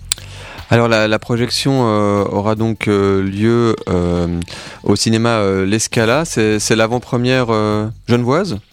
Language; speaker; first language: French; native; French